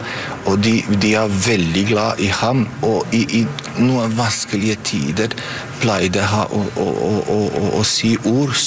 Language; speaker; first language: Norwegian; non-native, fluent; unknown